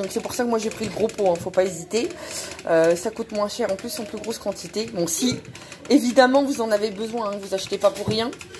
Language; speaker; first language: French; native; French